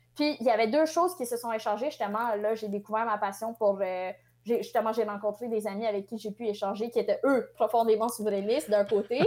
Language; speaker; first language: French; early bilingual, other home language; Tamil